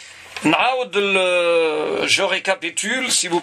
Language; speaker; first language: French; non-native, local second language; Arabic